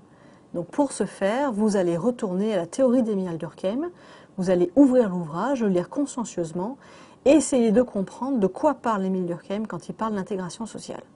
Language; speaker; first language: French; native; French